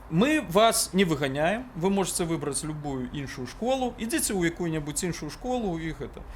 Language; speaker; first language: Belarusian; non-native, local second language; Russian